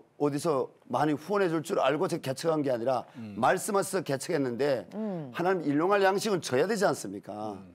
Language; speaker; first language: Korean; native; Korean